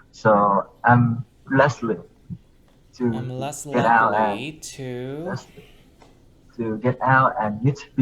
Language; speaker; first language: English; non-native, learner; Vietnamese